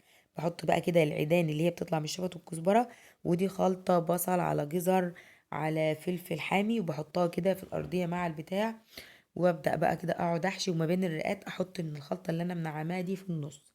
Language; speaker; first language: Arabic; native; Arabic